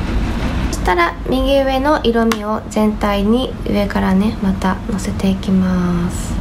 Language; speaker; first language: Japanese; native; Japanese